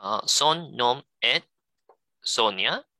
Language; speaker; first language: French; non-native, learner; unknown